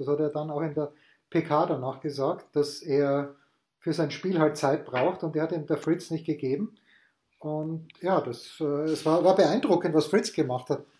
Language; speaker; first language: German; native; German